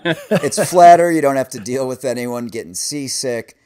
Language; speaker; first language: English; native; English